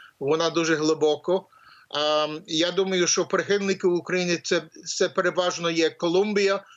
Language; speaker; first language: Ukrainian; early bilingual, heritage; English